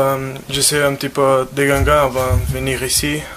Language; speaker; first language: French; non-native, learner; Portuguese